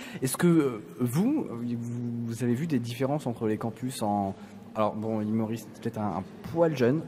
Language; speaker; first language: French; native; French